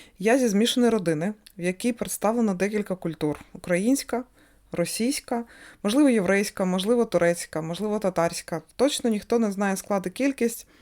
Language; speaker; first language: Ukrainian; non-native, local second language; Russian